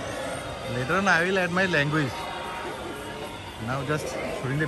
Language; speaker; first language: English; non-native, learner; Bangla